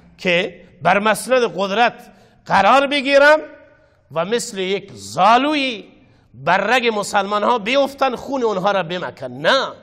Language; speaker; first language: Persian; non-native, local second language; Baluchi